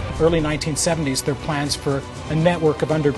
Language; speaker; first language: English; native; English